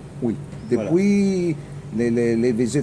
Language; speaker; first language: French; non-native, learner; Italian